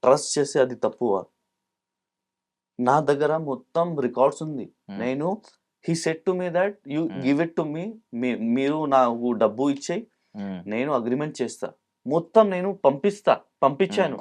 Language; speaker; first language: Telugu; non-native, local second language; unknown